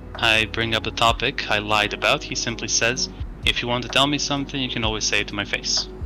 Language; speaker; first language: English; non-native, fluent; Greek